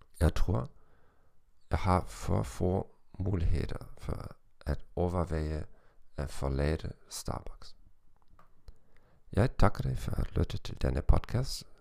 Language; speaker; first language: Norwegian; non-native, learner; German